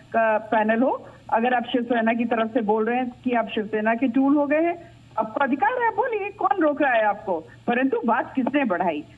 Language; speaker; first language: Hindi; native; Hindi